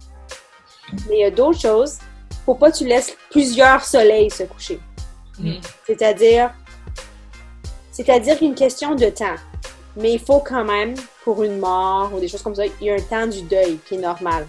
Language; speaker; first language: French; native; French